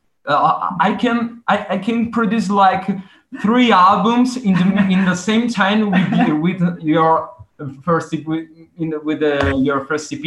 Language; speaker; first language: English; non-native, fluent; Italian